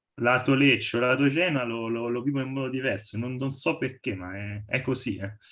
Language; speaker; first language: Italian; native; Italian